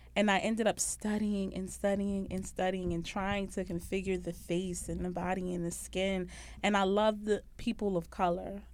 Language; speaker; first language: English; native; English